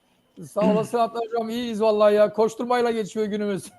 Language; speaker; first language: Turkish; native; Turkish